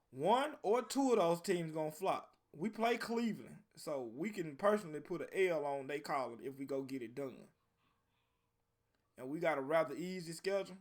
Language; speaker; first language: English; native; English